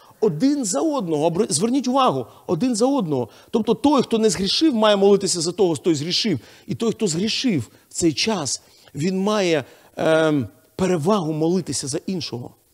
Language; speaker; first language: Ukrainian; non-native, local second language; Russian